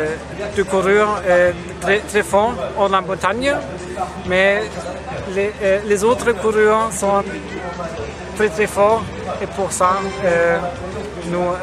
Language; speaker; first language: French; non-native, learner; German